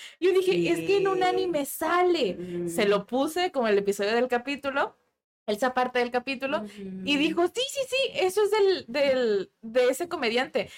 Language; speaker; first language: Spanish; native; Spanish